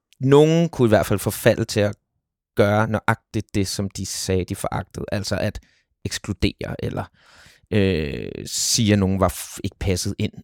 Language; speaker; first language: Danish; native; Danish